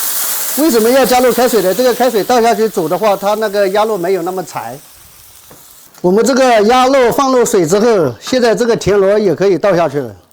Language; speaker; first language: Chinese; native; Chinese